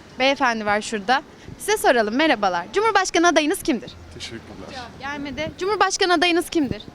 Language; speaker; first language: Turkish; native; Turkish